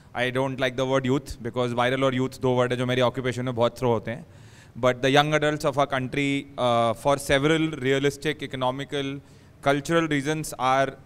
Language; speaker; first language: Hindi; native; Hindi